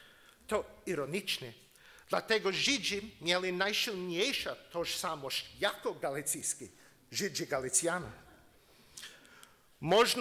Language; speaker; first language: Polish; non-native, learner; English